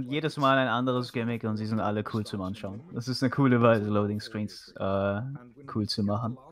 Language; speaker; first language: German; native; German